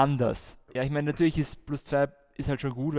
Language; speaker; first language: German; native; German